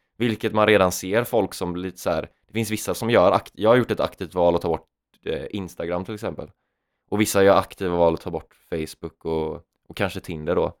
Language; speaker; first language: Swedish; native; Swedish